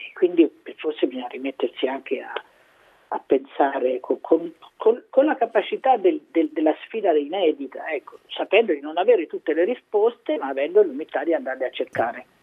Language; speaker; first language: Italian; native; Italian